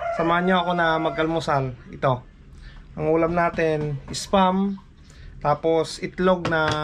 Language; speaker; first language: Filipino; non-native, local second language; Pangasinan